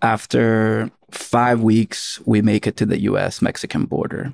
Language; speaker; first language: English; early bilingual, other home language; Spanish